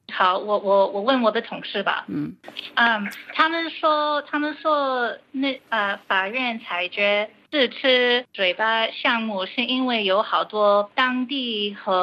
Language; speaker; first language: Chinese; early bilingual, heritage; Chinese